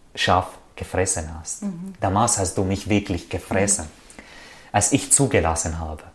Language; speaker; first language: German; non-native, fluent; Arabic